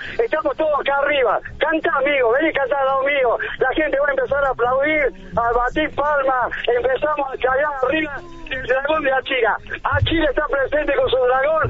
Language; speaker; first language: Spanish; native; Spanish